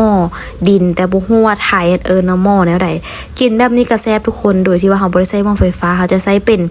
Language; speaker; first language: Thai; non-native, learner; Lao